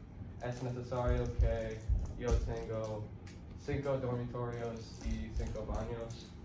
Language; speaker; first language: Spanish; non-native, learner; English